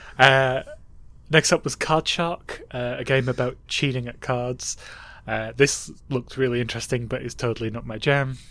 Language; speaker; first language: English; native; English